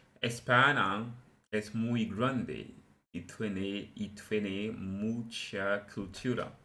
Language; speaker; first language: Spanish; non-native, learner; French